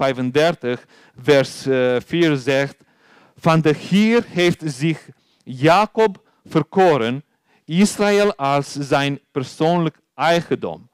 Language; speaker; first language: Dutch; non-native, learner; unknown